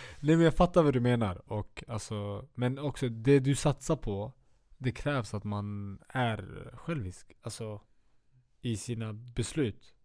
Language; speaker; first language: Swedish; native; Swedish